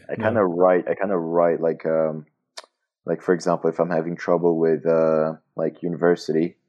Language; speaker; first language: English; non-native, fluent; Portuguese